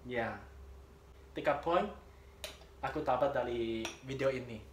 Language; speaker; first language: Indonesian; non-native, learner; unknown